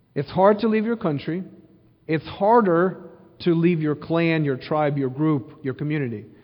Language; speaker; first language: English; early bilingual, other home language; Ukrainian